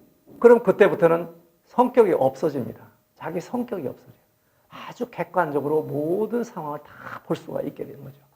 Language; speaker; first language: Korean; native; Korean